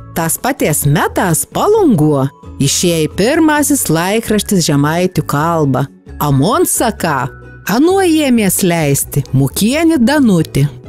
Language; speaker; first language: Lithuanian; native; Lithuanian